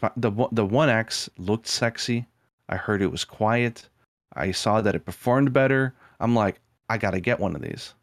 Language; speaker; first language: English; native; English